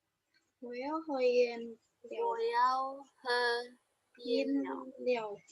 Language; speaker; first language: Chinese; non-native, learner; Indonesian